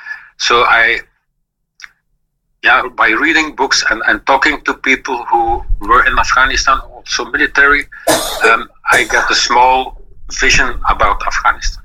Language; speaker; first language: English; non-native, fluent; Dutch